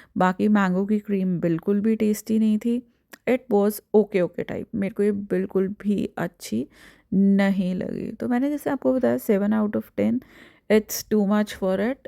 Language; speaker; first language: Hindi; native; Hindi